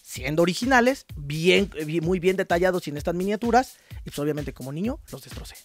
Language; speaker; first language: Spanish; native; Spanish